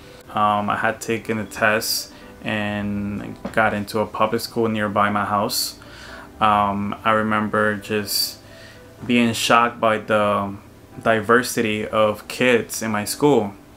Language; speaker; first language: English; early bilingual, other home language; Spanish